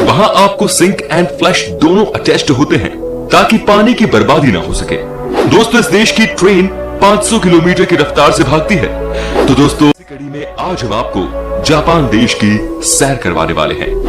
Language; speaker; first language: Hindi; native; Hindi